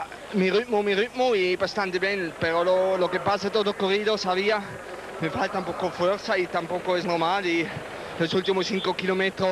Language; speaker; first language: Spanish; non-native, learner; Swiss German